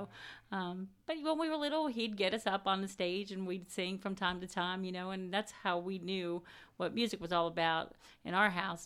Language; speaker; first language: English; native; English